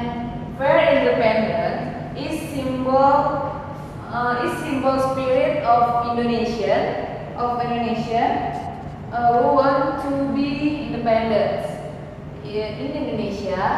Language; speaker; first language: English; non-native, learner; Indonesian